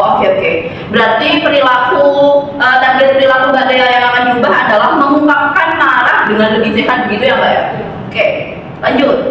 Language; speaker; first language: Indonesian; native; Indonesian